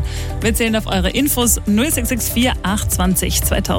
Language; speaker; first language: German; native; German